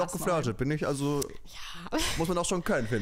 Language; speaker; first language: German; native; German